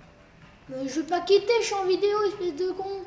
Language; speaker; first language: French; native; French